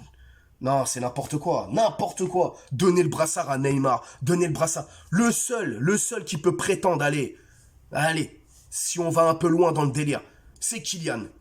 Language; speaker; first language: French; native; French